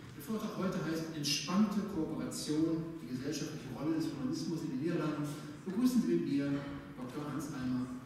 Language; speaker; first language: German; native; German